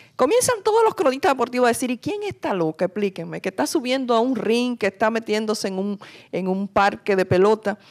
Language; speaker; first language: Spanish; native; Spanish